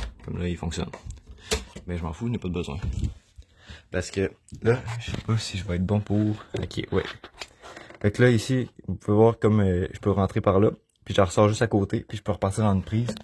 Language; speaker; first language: French; native; French